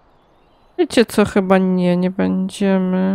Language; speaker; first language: Polish; native; Polish